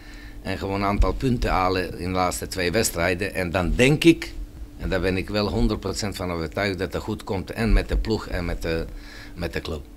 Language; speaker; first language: Dutch; non-native, fluent; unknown